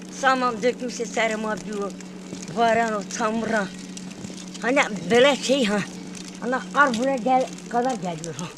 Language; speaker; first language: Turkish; non-native, local second language; Zaza